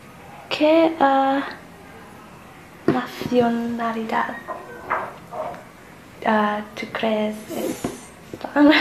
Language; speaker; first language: Spanish; non-native, learner; English